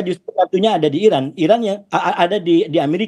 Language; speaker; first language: Indonesian; native; Indonesian